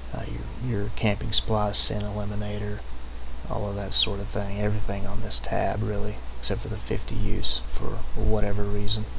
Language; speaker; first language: English; native; English